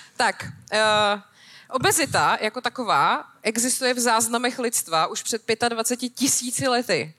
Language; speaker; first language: Czech; native; Czech